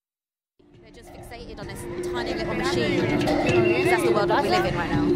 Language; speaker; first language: English; native; English